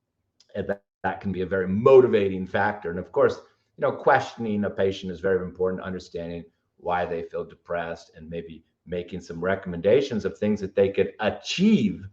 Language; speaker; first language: English; native; English